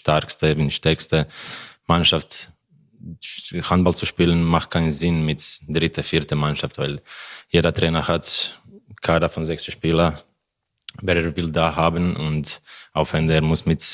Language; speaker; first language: German; non-native, learner; Croatian